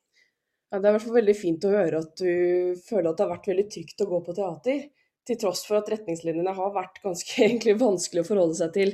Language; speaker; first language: Norwegian; native; Norwegian